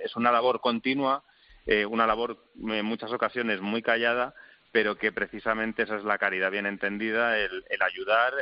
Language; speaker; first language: Spanish; native; Spanish